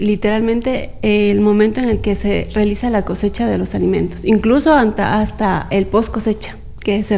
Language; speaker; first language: Spanish; native; Spanish